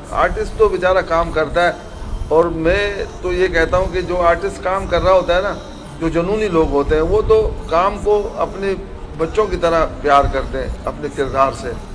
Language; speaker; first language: Urdu; non-native, local second language; Pashto